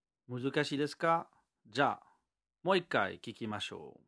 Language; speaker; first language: Japanese; non-native, learner; French